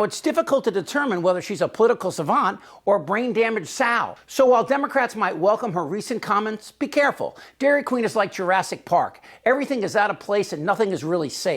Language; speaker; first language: English; native; English